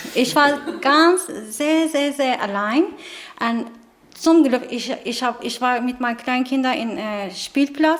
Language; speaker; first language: German; non-native, learner; Turkish